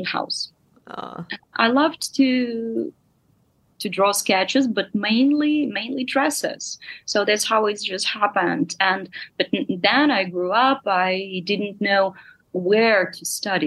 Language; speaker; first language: English; non-native, fluent; Ukrainian